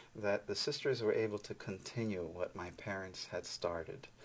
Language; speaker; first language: English; native; English